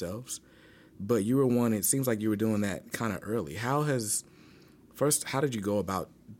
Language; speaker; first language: English; native; English